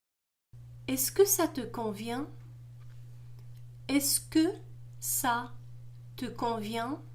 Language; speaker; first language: French; non-native, local second language; Arabic